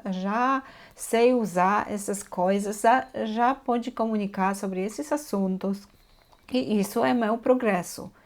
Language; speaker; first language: Portuguese; non-native, fluent; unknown